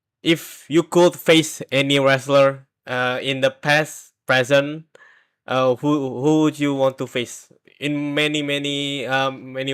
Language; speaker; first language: English; non-native, learner; Indonesian